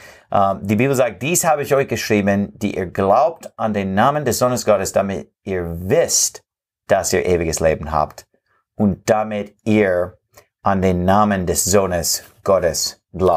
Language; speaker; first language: German; non-native, fluent; English